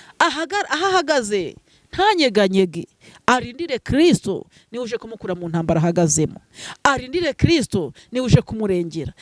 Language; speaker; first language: Kinyarwanda; native; Kinyarwanda